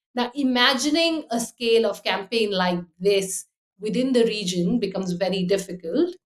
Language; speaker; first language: English; non-native, fluent; Hindi